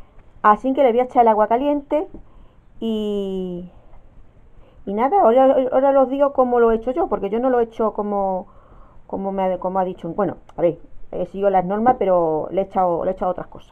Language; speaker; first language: Spanish; native; Spanish